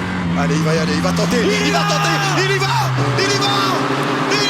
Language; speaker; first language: French; native; French